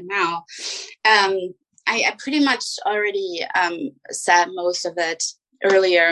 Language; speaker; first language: English; non-native, fluent; German